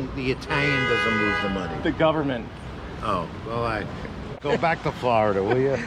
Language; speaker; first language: English; native; English